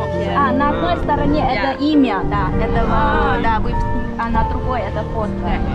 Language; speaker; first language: Russian; non-native, fluent; Chinese